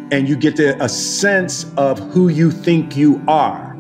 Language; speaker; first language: English; native; English